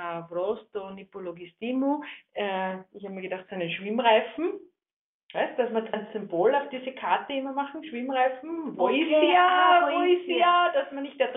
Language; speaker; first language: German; non-native, fluent; Greek